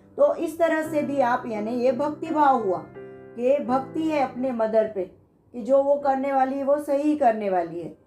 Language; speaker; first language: Hindi; non-native, local second language; Marathi